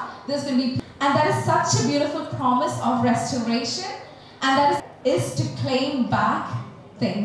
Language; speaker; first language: English; native; English